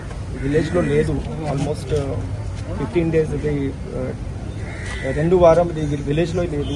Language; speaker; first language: Telugu; non-native, learner; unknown